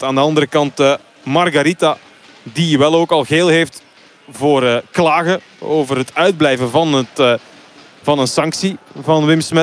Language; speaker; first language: Dutch; native; Dutch